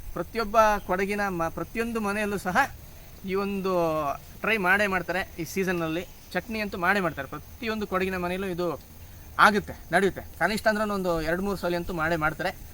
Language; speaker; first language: Kannada; non-native, local second language; Kodava